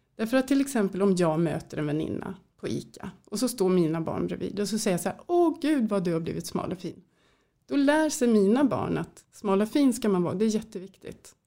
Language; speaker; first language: Swedish; native; Swedish